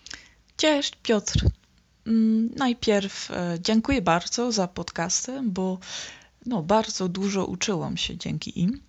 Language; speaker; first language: Polish; non-native, learner; Dutch